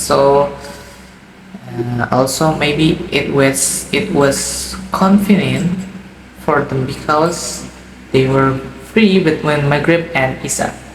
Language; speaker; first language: English; non-native, learner; Indonesian